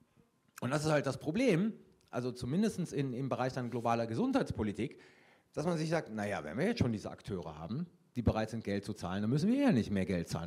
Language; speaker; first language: German; native; German